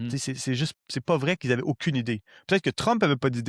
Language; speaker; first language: French; native; French